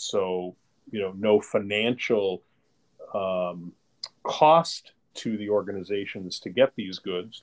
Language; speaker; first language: English; native; English